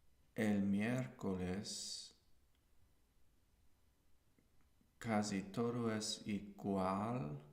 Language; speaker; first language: Spanish; non-native, learner; English